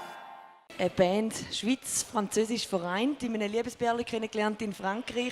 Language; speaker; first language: German; native; German